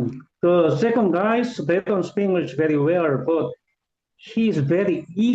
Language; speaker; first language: English; non-native, learner; Korean